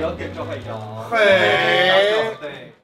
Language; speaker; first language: Chinese; native; Chinese